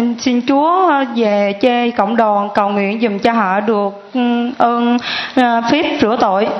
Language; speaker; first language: Vietnamese; native; Vietnamese